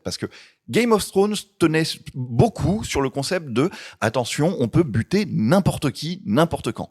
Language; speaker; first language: French; native; French